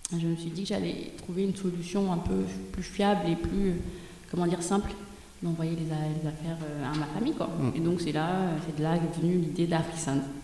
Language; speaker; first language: French; non-native, local second language; Bambara